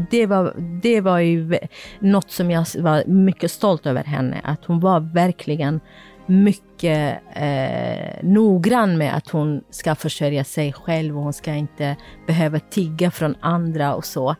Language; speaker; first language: Swedish; non-native, fluent; Kurdish